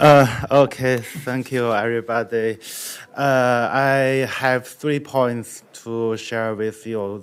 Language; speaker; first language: English; non-native, learner; Chinese